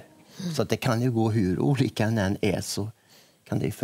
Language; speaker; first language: Swedish; native; Swedish